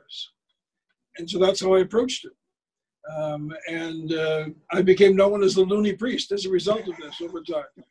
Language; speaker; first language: English; native; English